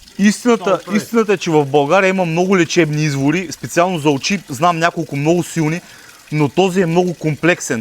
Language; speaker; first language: Bulgarian; native; Bulgarian